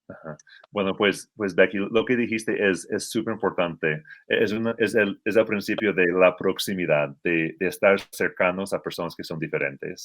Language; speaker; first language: Spanish; non-native, fluent; English